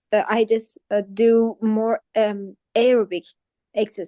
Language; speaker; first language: English; non-native, fluent; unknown